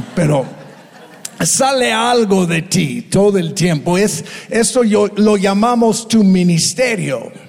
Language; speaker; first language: Spanish; non-native, fluent; English